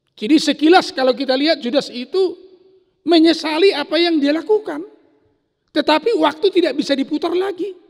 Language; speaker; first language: Indonesian; non-native, local second language; Batak Toba